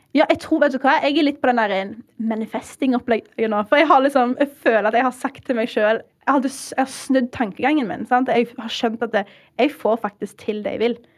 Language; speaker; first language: Norwegian; early bilingual, heritage; Norwegian